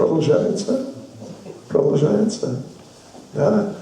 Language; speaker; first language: Russian; non-native, learner; English